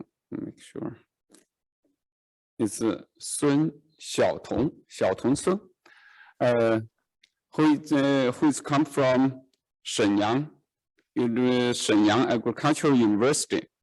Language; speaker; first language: English; non-native, learner; Chinese